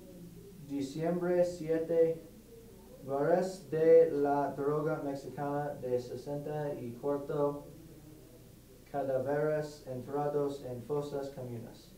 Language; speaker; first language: Spanish; non-native, learner; English